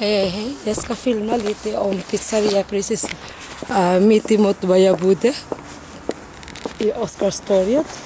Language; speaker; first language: Swedish; non-native, learner; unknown